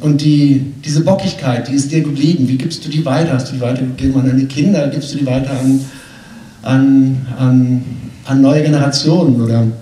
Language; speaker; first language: German; native; German